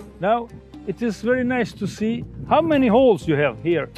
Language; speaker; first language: English; non-native, fluent; Turkish